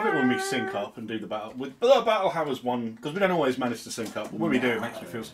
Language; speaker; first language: English; native; English